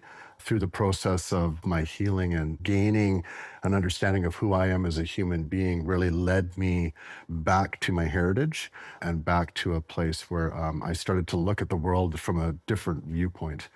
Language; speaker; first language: English; native; English